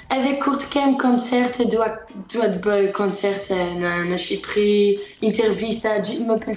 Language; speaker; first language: Albanian; early bilingual, heritage; Albanian